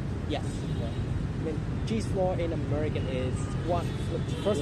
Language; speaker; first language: English; non-native, fluent; Vietnamese